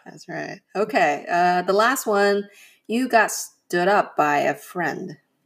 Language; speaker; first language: English; non-native, fluent; Chinese